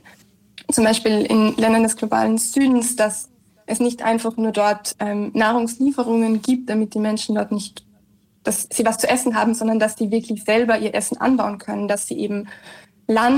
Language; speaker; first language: German; native; German